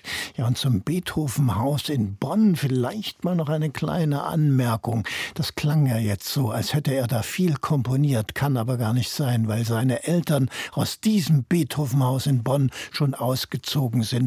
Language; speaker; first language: German; native; German